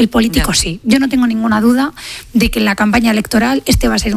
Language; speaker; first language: Spanish; non-native, learner; Arabic